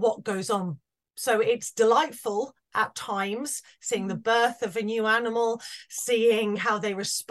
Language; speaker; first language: English; native; English